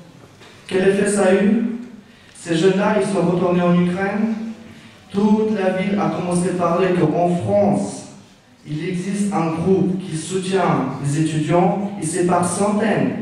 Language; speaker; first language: French; non-native, fluent; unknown